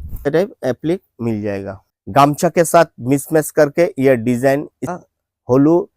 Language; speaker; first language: Hindi; non-native, local second language; Bangla